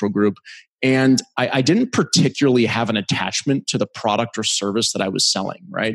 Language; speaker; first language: English; native; English